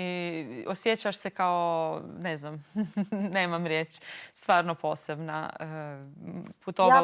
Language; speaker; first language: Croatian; non-native, local second language; Albanian